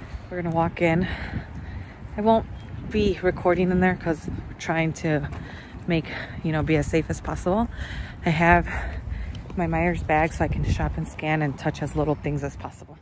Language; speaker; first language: English; early bilingual, other home language; Spanish